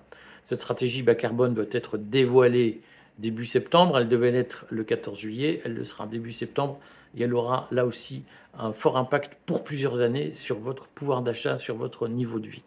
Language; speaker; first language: French; native; French